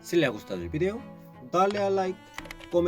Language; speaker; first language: Spanish; non-native, learner; Korean